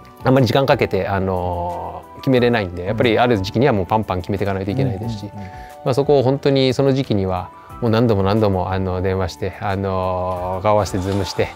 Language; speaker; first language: Japanese; native; Japanese